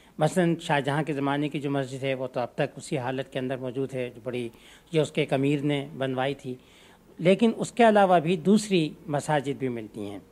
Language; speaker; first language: Urdu; native; Urdu